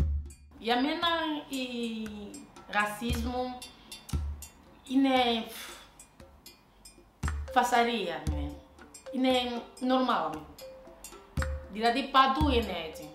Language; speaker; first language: Greek; non-native, learner; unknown